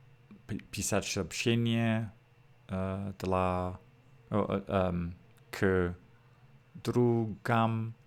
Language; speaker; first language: Russian; non-native, learner; English